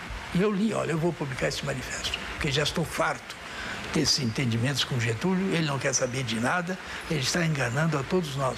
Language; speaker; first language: Portuguese; native; Portuguese